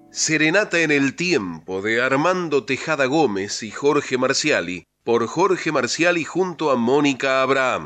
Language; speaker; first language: Spanish; native; Spanish